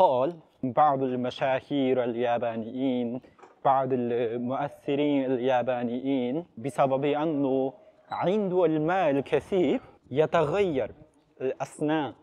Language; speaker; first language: Arabic; non-native, fluent; Japanese